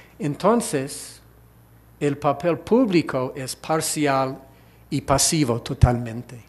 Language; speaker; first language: Spanish; non-native, fluent; English